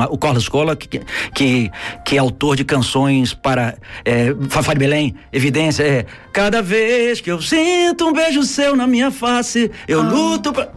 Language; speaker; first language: Portuguese; native; Portuguese